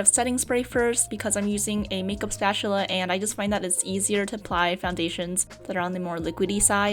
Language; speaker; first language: English; native; English